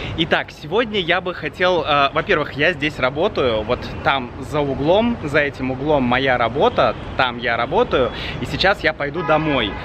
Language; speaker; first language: Russian; native; Russian